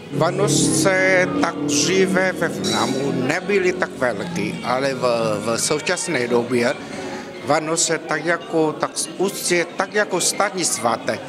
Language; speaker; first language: Czech; non-native, fluent; Vietnamese